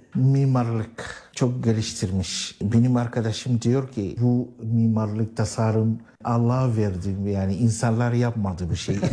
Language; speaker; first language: Turkish; non-native, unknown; Arabic